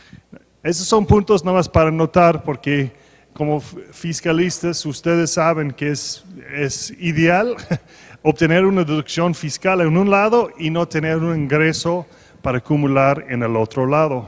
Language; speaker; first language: Spanish; non-native, fluent; English